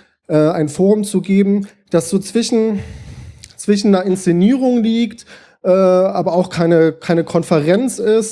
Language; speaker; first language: German; native; German